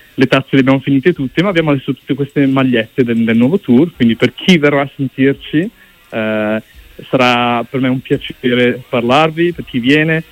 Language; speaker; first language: Italian; early bilingual, other home language; English